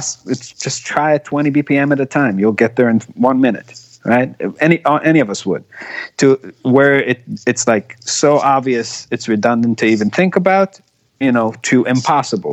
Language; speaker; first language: English; non-native, fluent; Hebrew